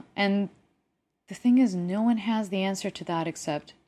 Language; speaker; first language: English; non-native, fluent; Spanish